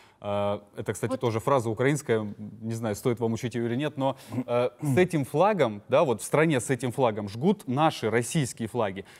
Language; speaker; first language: Russian; native; Russian